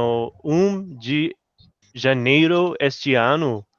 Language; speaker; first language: Portuguese; non-native, learner; English